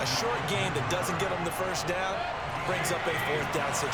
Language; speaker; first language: English; native; English